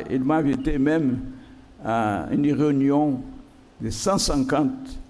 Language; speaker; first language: French; non-native, fluent; Portuguese